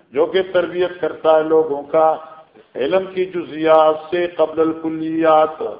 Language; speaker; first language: Urdu; non-native, local second language; Northern Hindko